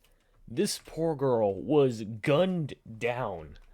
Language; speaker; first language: English; native; English